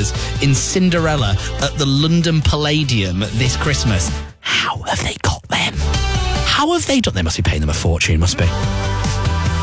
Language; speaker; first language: English; native; English